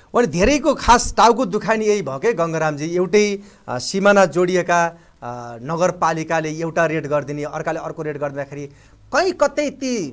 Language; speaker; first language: Nepali; native; Nepali